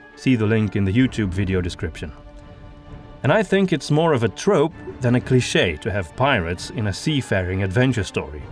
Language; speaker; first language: English; non-native, fluent; Dutch